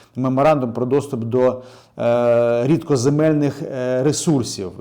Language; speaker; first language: Ukrainian; native; Ukrainian